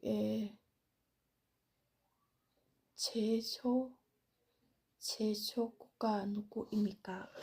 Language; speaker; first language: Korean; non-native, learner; Thai